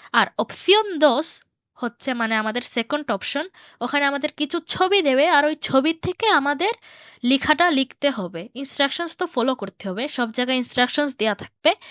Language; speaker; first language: Bangla; early bilingual, heritage; Bangla